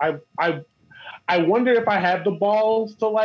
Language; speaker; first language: English; native; English